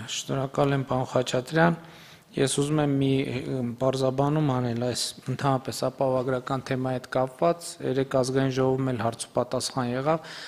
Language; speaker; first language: Armenian; native; Armenian